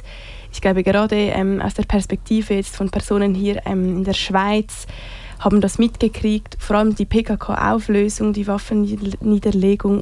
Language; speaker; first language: German; native; German